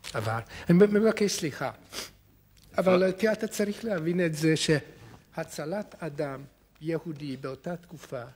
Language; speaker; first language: Hebrew; non-native, fluent; Hungarian